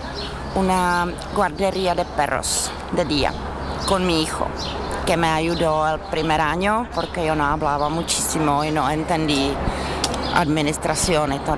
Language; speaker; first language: Spanish; non-native, fluent; Czech